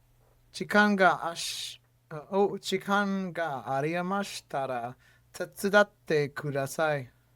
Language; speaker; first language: Japanese; non-native, learner; English